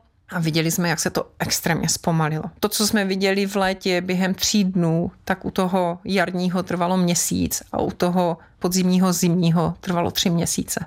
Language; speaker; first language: Czech; native; Czech